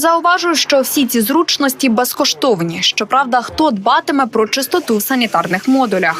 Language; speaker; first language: Ukrainian; native; Ukrainian